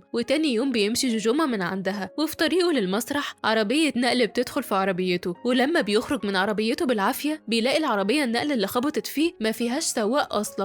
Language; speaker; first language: Arabic; native; Arabic